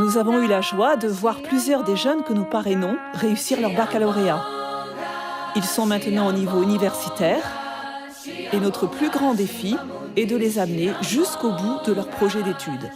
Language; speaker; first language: French; native; French